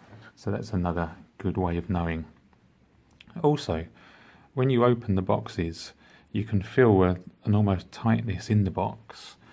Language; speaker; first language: English; native; English